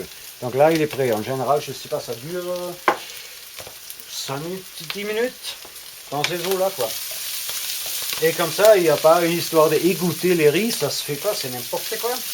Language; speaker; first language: French; non-native, fluent; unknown